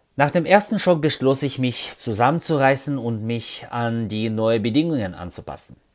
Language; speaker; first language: German; non-native, fluent; Russian